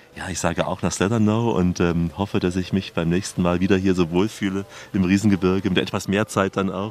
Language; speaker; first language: German; native; German